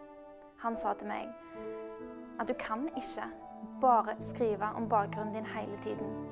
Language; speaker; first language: Norwegian; early bilingual, other home language; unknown